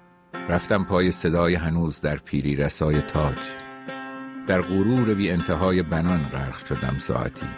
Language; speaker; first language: Persian; native; Persian